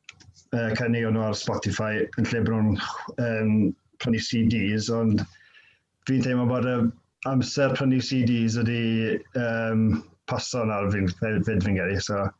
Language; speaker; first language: Welsh; native; Welsh